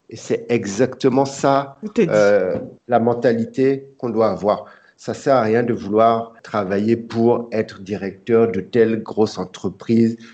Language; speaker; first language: French; early bilingual, other home language; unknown